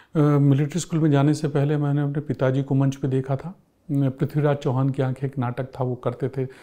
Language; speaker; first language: Hindi; native; Hindi